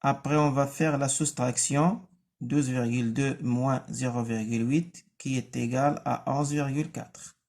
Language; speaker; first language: French; non-native, local second language; Arabic